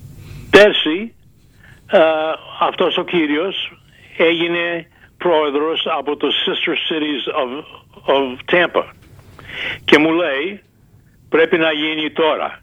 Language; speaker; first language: Greek; early bilingual, heritage; Greek